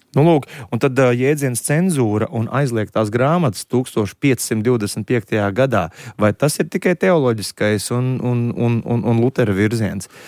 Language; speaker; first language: Latvian; native; Latvian